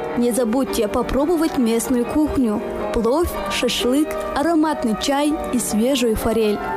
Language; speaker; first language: Russian; non-native, local second language; Tajik